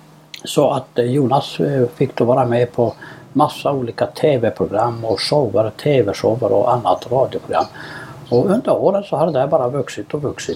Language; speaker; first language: Swedish; native; Swedish